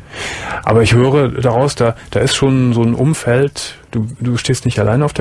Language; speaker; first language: German; native; German